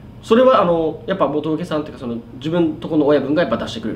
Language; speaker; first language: Japanese; native; Japanese